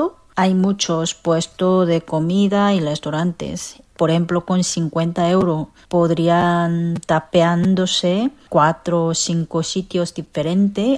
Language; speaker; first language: Spanish; non-native, fluent; Korean